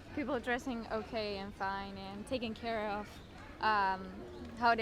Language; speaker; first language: English; non-native, fluent; Spanish